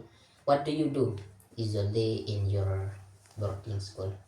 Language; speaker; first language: English; non-native, learner; Indonesian